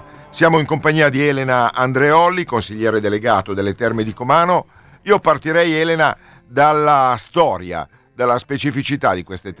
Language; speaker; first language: Italian; native; Italian